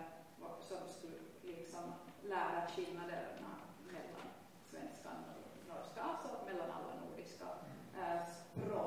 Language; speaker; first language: Swedish; non-native, local second language; Finnish